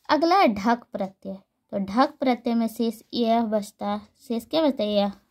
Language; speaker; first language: Hindi; native; Hindi